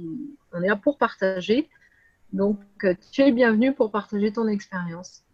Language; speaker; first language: French; native; French